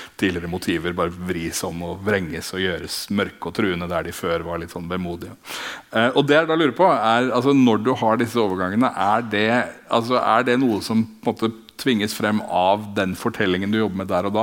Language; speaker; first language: Norwegian; native; Norwegian